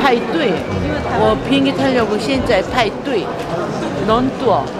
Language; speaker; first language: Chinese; non-native, learner; Korean